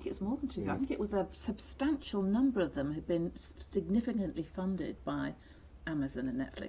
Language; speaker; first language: English; native; English